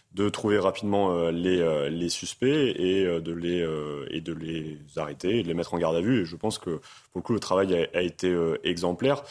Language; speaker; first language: French; native; French